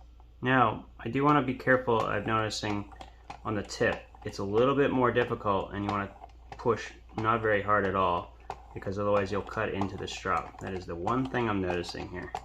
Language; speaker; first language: English; native; English